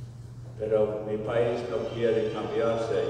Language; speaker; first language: Spanish; non-native, fluent; English